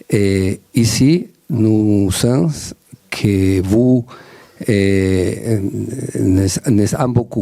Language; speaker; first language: French; non-native, learner; Spanish